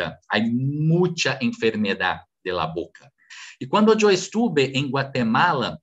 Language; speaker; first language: Spanish; non-native, fluent; Portuguese